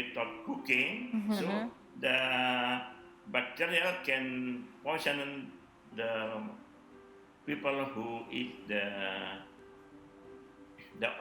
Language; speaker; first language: English; non-native, learner; Indonesian